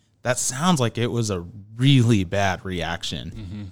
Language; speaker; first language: English; native; English